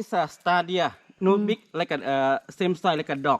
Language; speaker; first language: English; non-native, learner; Thai